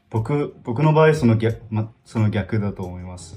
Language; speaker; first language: Japanese; non-native, fluent; English